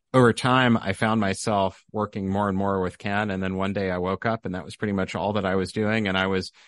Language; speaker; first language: English; native; English